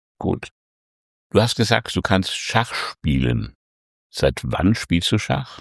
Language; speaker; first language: German; native; German